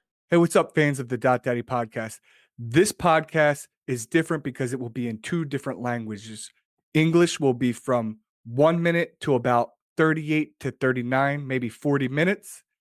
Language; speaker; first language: English; native; English